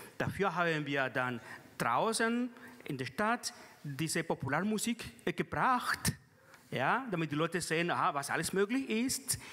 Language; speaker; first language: German; non-native, fluent; Spanish